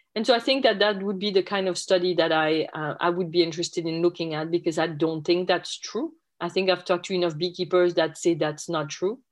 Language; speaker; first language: English; non-native, fluent; French